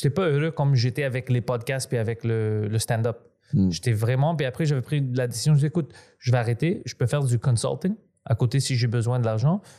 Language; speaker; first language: French; non-native, fluent; Greek